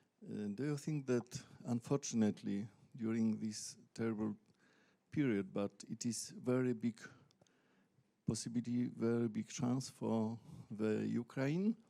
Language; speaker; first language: English; non-native, learner; Polish